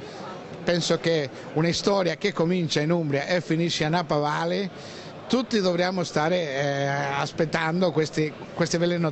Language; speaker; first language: Italian; non-native, fluent; Spanish